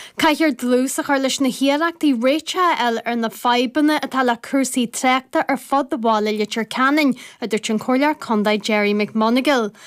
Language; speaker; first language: Irish; native; Irish